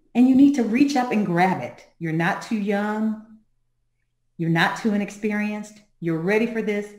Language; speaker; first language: English; native; English